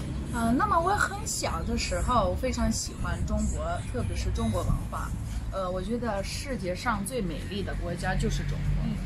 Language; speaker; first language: Chinese; non-native, fluent; Bosnian